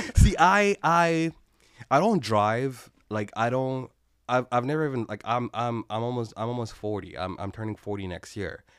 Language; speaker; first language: English; non-native, local second language; Kinyarwanda